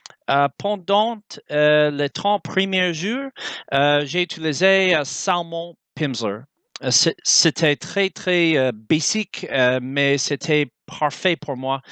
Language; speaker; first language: French; non-native, learner; English